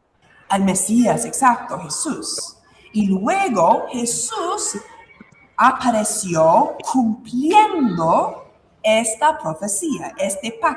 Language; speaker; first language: Spanish; non-native, fluent; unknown